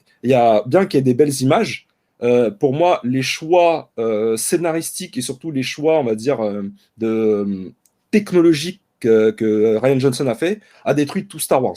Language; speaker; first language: French; native; French